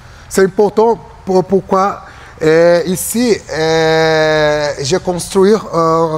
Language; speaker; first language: French; non-native, learner; Portuguese